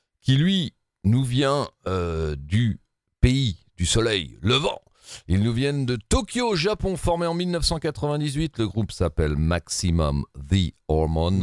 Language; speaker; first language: French; native; French